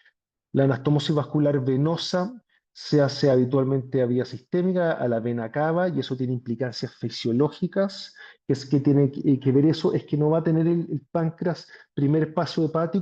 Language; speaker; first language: Spanish; native; Spanish